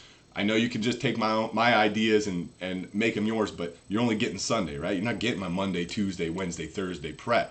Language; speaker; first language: English; native; English